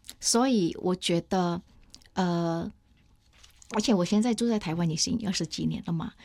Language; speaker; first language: Chinese; non-native, fluent; Indonesian